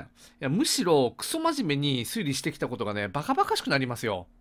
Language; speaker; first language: Japanese; native; Japanese